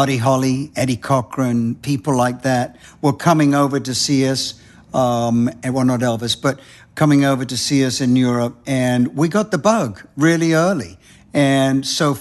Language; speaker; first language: English; native; English